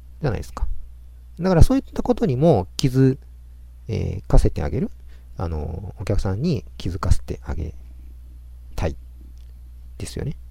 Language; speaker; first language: Japanese; native; Japanese